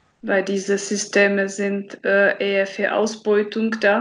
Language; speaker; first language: German; non-native, fluent; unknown